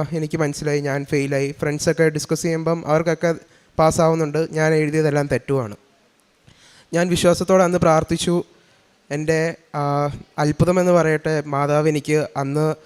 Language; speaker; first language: Malayalam; early bilingual, heritage; Malayalam